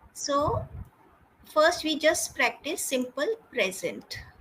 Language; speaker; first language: English; non-native, fluent; Hindi